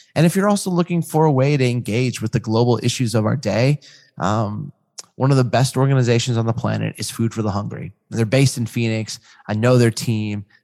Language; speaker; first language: English; native; English